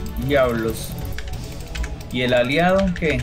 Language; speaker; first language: Spanish; native; Spanish